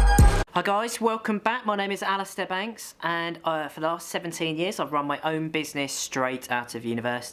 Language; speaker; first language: English; native; English